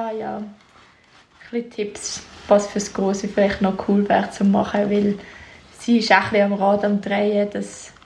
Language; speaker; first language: German; native; German